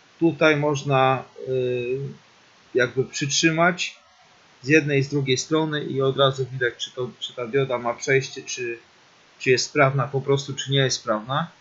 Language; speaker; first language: Polish; native; Polish